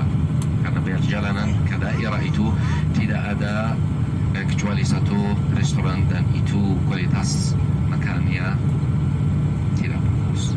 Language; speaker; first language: Indonesian; non-native, learner; Arabic